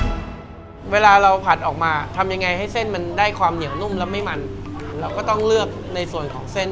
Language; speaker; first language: Thai; native; Thai